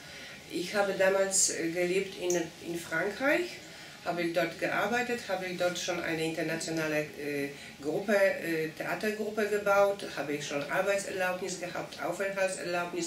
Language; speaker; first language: German; non-native, fluent; Polish